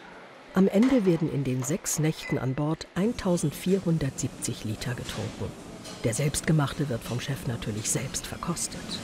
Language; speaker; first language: German; native; German